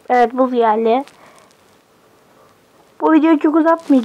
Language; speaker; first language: Turkish; native; Turkish